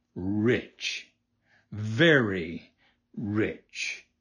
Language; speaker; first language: English; native; English